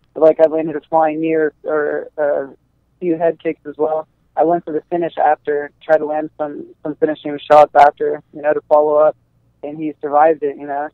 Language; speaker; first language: English; native; English